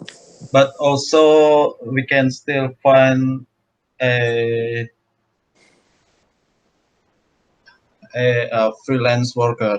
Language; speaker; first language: English; non-native, learner; Indonesian